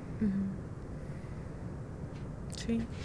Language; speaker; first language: Spanish; native; Spanish